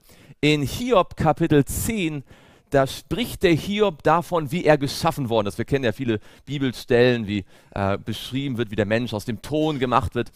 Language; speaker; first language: German; native; German